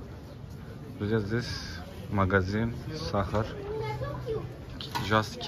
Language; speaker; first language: Russian; non-native, learner; Turkish